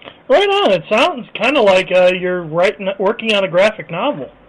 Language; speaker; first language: English; native; English